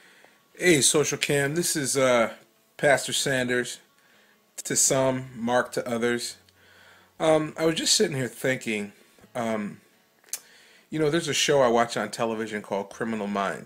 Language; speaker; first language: English; native; English